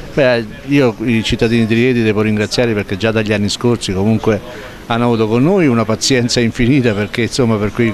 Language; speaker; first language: Italian; native; Italian